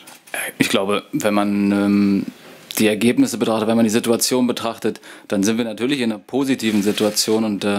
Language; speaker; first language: German; native; German